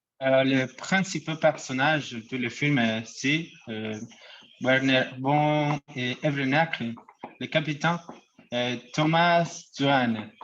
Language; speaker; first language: French; non-native, learner; Spanish